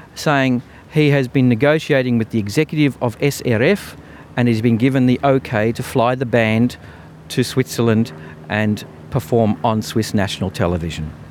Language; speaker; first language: English; native; English